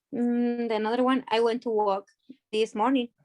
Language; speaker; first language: English; non-native, learner; Spanish